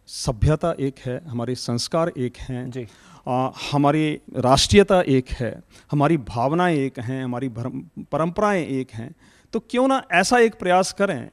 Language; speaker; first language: Hindi; native; Hindi